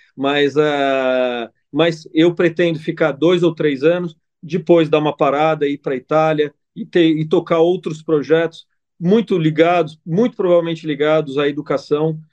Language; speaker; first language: Portuguese; non-native, fluent; Italian